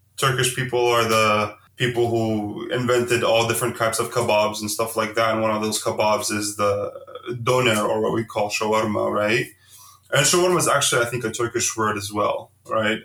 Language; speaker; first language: English; early bilingual, heritage; Arabic